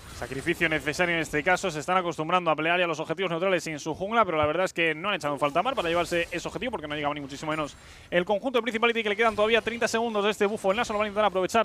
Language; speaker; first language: Spanish; native; Spanish